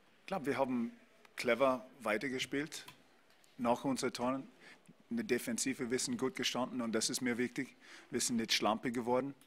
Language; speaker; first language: German; non-native, fluent; English